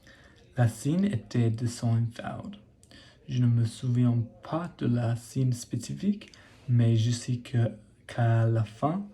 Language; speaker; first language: French; non-native, learner; English